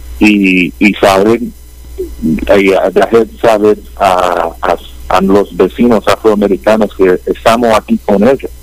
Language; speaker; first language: Spanish; early bilingual, heritage; Spanish